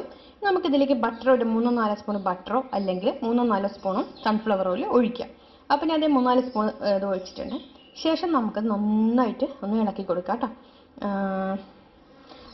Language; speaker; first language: Malayalam; native; Malayalam